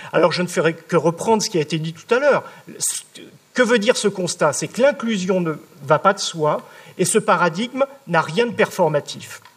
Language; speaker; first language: French; native; French